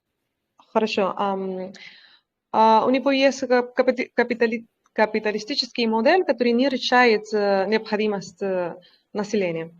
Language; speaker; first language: Russian; non-native, learner; Spanish